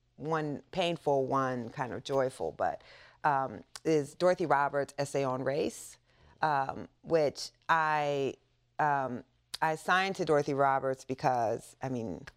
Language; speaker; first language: English; native; English